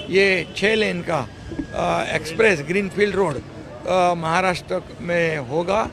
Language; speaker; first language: Hindi; non-native, local second language; Marathi